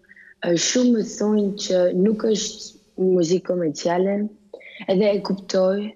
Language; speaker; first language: Albanian; early bilingual, heritage; Albanian